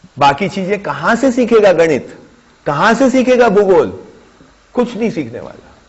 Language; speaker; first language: Hindi; native; Hindi